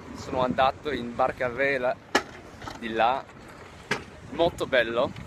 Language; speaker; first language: Italian; non-native, fluent; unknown